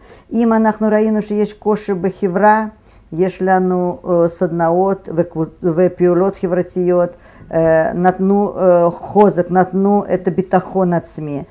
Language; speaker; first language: Hebrew; non-native, fluent; Russian